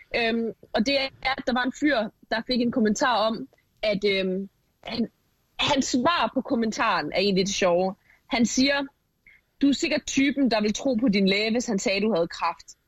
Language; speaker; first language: Danish; native; Danish